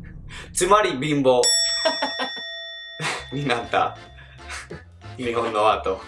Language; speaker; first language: Japanese; non-native, fluent; English